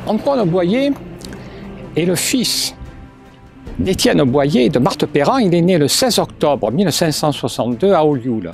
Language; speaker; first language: French; native; French